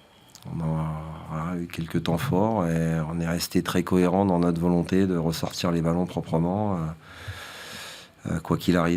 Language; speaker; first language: French; native; French